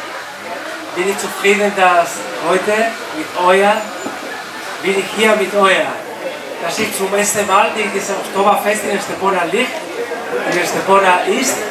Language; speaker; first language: German; non-native, learner; Spanish